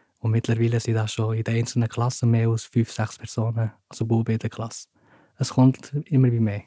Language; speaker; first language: German; early bilingual, other home language; Turkish